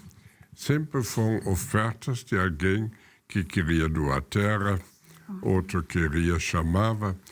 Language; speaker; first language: Portuguese; non-native, fluent; German